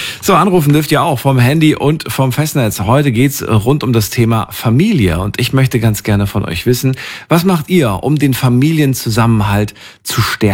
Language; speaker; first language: German; native; German